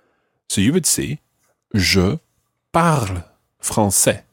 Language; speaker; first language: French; non-native, fluent; English